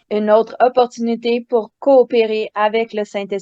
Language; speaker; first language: French; native; French